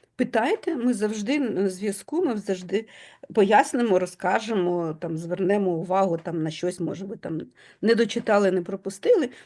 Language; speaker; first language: Ukrainian; non-native, local second language; Russian